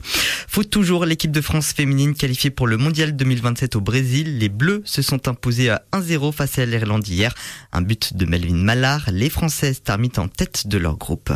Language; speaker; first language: French; native; French